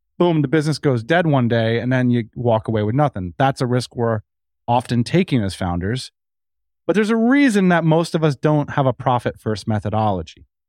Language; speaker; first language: English; native; English